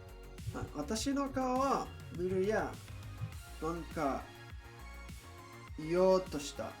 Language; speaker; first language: Japanese; non-native, learner; English